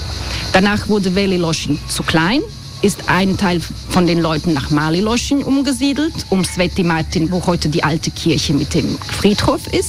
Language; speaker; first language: German; non-native, fluent; Croatian